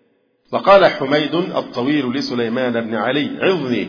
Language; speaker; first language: Arabic; native; Arabic